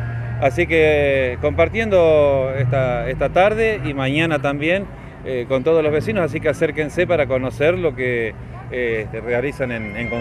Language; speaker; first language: Spanish; native; Spanish